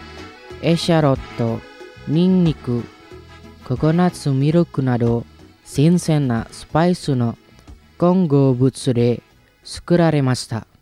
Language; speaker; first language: Japanese; non-native, fluent; Indonesian